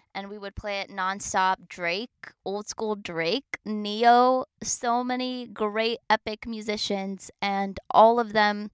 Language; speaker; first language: English; native; English